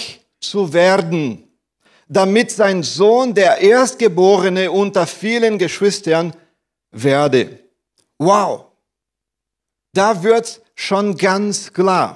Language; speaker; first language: German; non-native, fluent; Portuguese